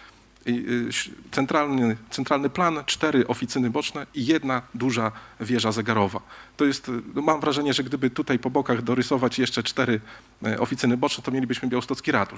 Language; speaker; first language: Polish; native; Polish